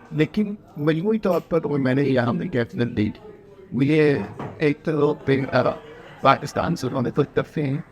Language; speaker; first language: Urdu; native; Urdu